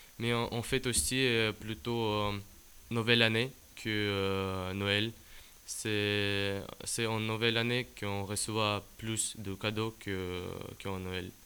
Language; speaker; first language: French; early bilingual, other home language; Ukrainian